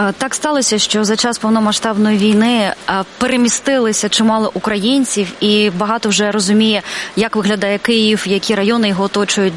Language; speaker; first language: Ukrainian; native; Ukrainian